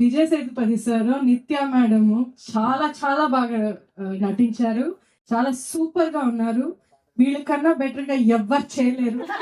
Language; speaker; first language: Telugu; non-native, fluent; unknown